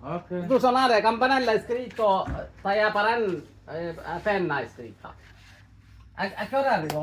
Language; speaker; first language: Italian; non-native, learner; Tamil